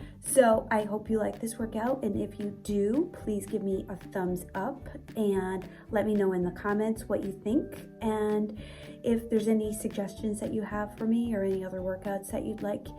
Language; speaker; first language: English; native; English